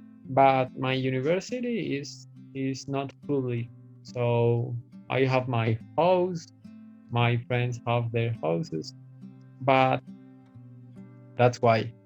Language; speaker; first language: English; non-native, fluent; Spanish